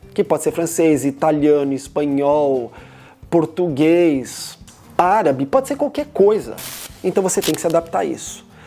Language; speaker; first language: Portuguese; native; Portuguese